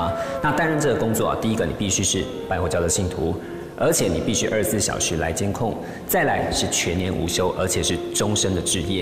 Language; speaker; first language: Chinese; native; Chinese